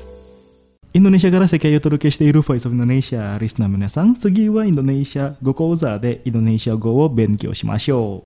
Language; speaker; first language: Japanese; non-native, fluent; Indonesian